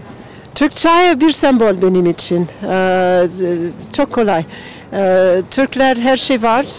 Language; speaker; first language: Turkish; non-native, learner; English